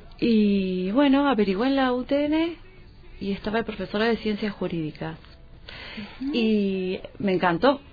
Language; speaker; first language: Spanish; native; Spanish